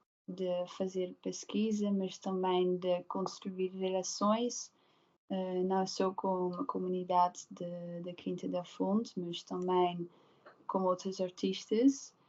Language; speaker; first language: Portuguese; non-native, learner; Dutch